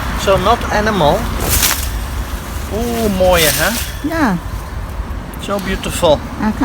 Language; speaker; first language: English; non-native, learner; Dutch